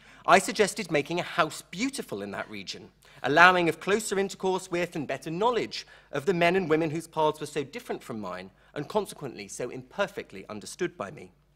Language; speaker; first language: English; native; English